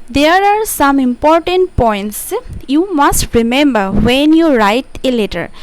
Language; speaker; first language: English; non-native, local second language; Assamese